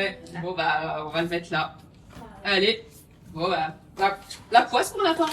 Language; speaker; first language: French; native; French